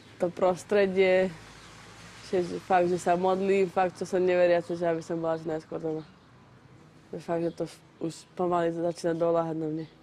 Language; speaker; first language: Slovak; native; Slovak